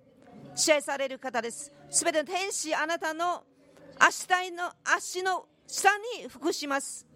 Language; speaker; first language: Japanese; non-native, fluent; Korean